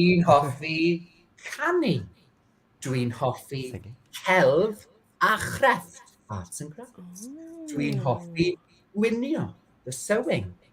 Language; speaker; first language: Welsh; non-native, learner; English